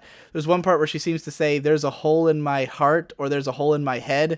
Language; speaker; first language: English; native; English